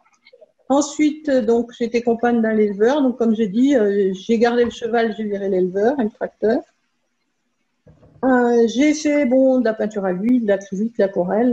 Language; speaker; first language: French; native; French